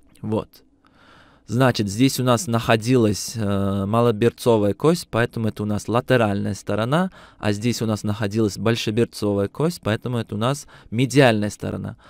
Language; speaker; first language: Russian; non-native, local second language; Uzbek